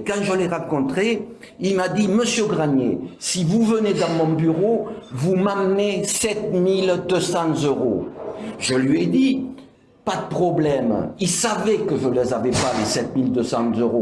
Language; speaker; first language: French; native; French